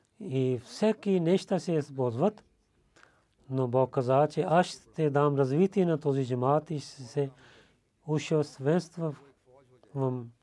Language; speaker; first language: Bulgarian; non-native, learner; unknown